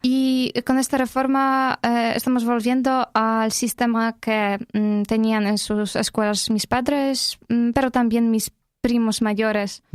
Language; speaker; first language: Spanish; non-native, fluent; Polish